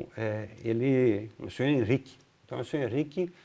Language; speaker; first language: Portuguese; native; Portuguese